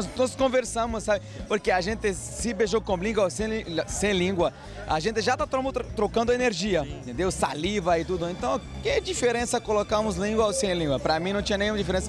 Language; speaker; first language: Portuguese; non-native, fluent; Arabic